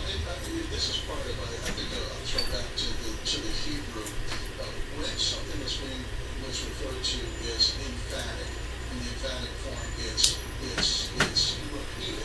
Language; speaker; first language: English; native; English